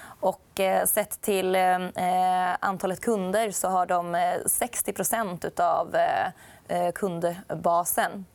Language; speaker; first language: Swedish; native; Swedish